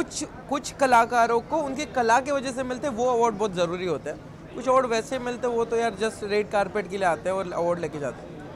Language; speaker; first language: Hindi; native; Hindi